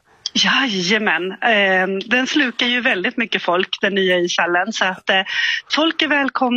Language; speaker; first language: Swedish; native; Swedish